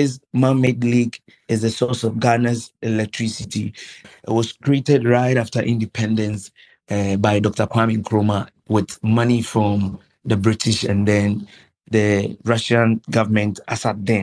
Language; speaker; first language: English; non-native, local second language; Akan